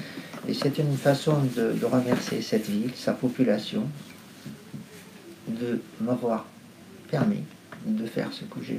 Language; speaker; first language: French; non-native, fluent; Arabic